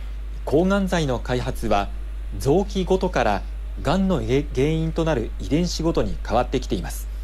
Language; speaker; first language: Japanese; native; Japanese